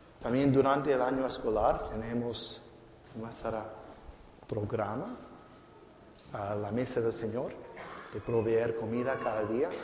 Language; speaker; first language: Spanish; non-native, fluent; English